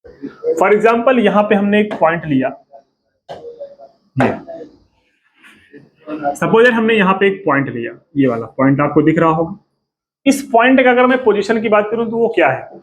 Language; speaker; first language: Hindi; native; Hindi